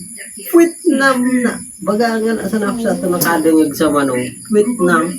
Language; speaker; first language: Filipino; non-native, local second language; Bikol